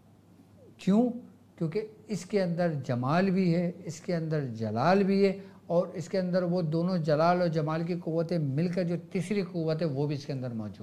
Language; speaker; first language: Urdu; native; Urdu